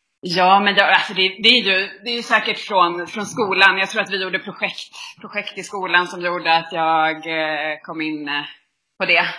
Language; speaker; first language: Swedish; native; Swedish